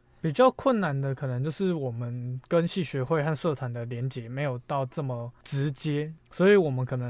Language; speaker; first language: Chinese; native; Chinese